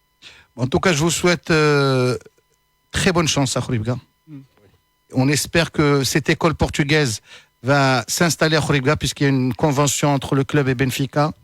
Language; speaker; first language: French; native; French